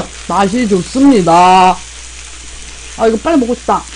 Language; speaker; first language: Korean; native; Korean